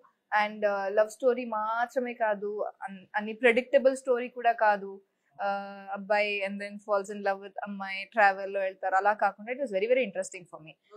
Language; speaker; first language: Telugu; non-native, local second language; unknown